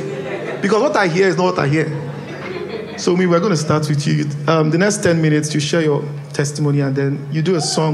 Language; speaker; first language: English; non-native, local second language; Igbo